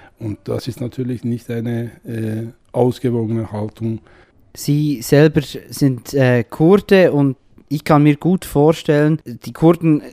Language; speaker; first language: German; non-native, fluent; Kurdish